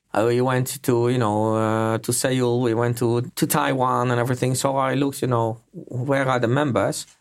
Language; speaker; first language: English; non-native, fluent; Polish